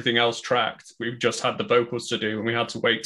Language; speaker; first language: English; native; English